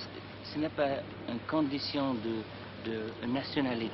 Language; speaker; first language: French; non-native, learner; English